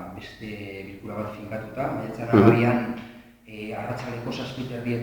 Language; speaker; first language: Basque; non-native, local second language; Spanish